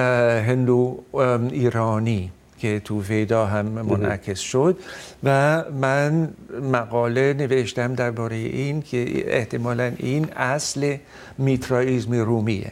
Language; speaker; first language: Persian; non-native, fluent; Dutch